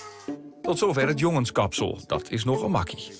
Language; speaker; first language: Dutch; native; Dutch